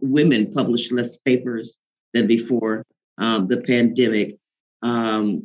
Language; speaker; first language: English; native; English